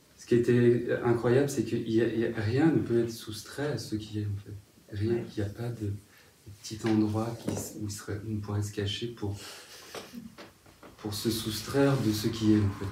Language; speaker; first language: French; native; French